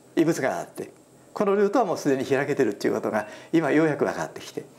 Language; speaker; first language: Japanese; native; Japanese